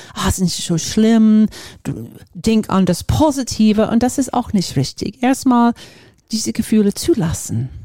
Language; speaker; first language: German; non-native, fluent; English